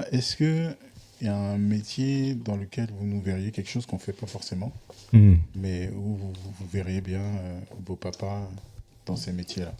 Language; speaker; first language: French; native; French